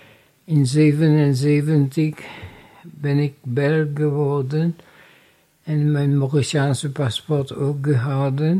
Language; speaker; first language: Dutch; non-native, fluent; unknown